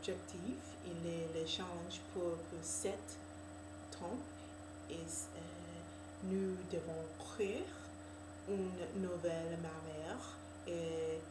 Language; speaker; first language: French; non-native, learner; English